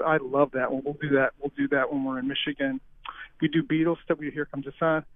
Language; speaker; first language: English; native; English